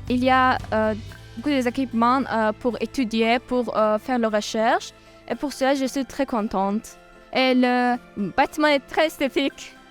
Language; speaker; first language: French; non-native, learner; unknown